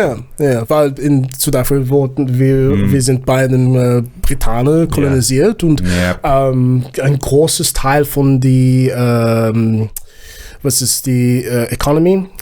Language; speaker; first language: German; non-native, learner; Zulu